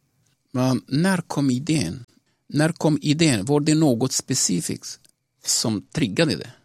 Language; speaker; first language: Swedish; non-native, fluent; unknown